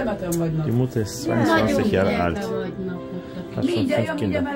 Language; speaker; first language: German; non-native, learner; Russian